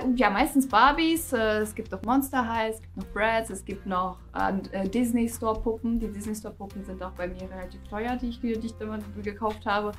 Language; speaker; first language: German; non-native, fluent; Russian